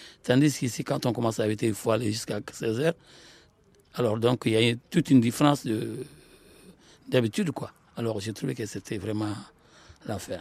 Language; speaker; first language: French; non-native, local second language; Soninke